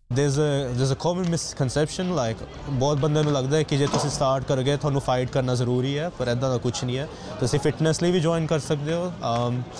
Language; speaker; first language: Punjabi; early bilingual, other home language; English